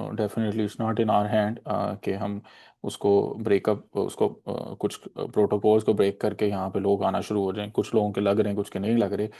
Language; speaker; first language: Urdu; native; Urdu